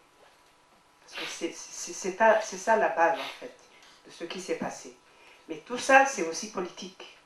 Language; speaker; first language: French; non-native, local second language; Kinyarwanda